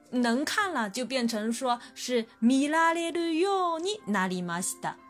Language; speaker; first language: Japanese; non-native, fluent; Chinese